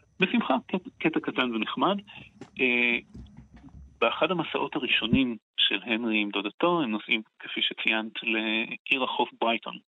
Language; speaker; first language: Hebrew; native; Hebrew